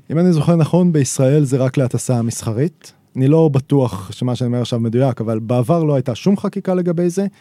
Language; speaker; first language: Hebrew; native; Hebrew